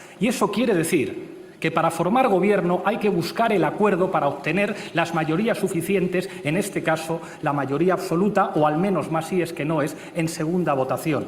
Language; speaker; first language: Spanish; native; Spanish